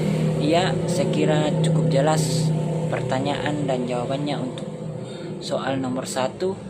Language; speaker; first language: Indonesian; native; Indonesian